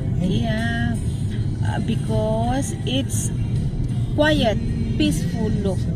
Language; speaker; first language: English; non-native, local second language; Filipino